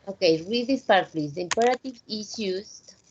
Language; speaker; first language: English; non-native, fluent; Spanish